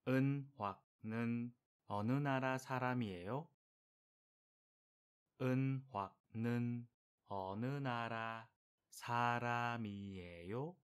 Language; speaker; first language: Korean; non-native, fluent; Vietnamese